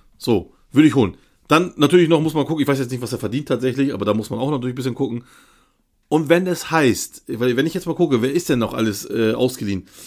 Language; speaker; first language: German; early bilingual, other home language; Turkish